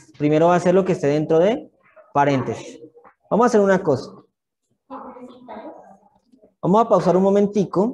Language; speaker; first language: Spanish; native; Spanish